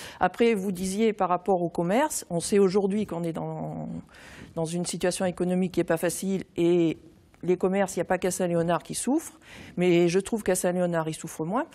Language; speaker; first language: French; native; French